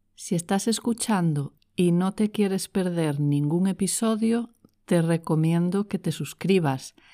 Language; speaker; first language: Spanish; native; Spanish